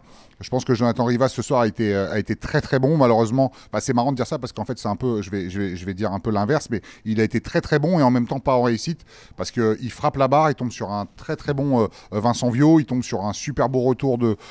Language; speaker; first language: French; native; French